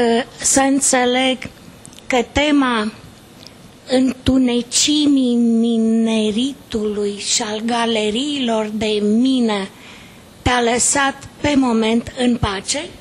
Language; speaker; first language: Romanian; native; Romanian